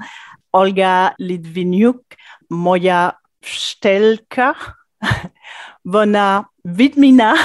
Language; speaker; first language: Ukrainian; non-native, learner; French